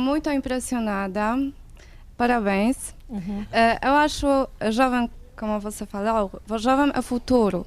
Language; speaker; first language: Portuguese; non-native, learner; Polish